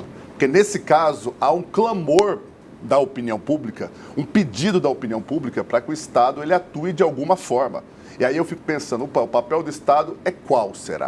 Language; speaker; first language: Portuguese; native; Portuguese